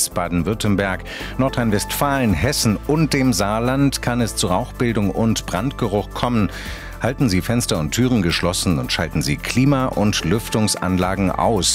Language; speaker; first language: German; native; German